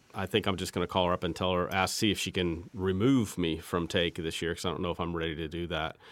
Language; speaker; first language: English; native; English